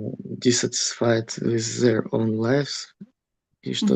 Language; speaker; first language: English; non-native, learner; Russian